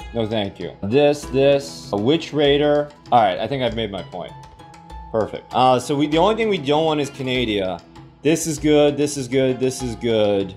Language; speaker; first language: English; native; English